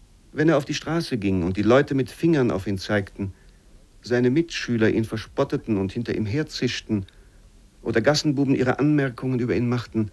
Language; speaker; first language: German; native; German